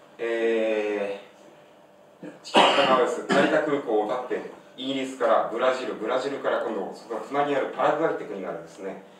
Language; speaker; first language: Japanese; native; Japanese